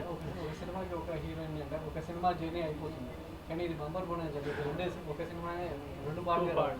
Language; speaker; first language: Telugu; native; Telugu